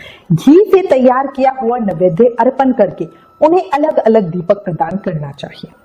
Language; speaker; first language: Hindi; native; Hindi